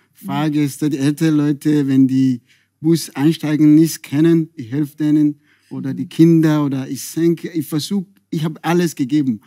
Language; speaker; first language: German; non-native, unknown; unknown